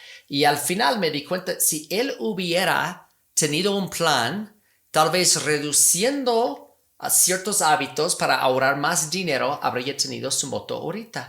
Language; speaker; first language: Spanish; non-native, fluent; English